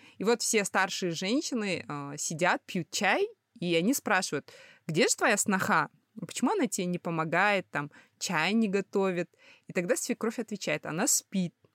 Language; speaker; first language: Russian; native; Russian